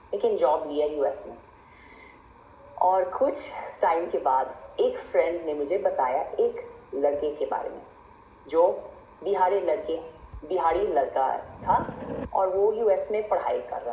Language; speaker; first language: Hindi; non-native, fluent; English